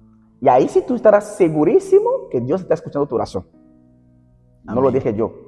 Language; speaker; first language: Spanish; non-native, fluent; Portuguese